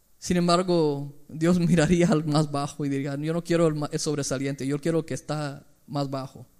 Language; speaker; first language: Spanish; early bilingual, heritage; Spanish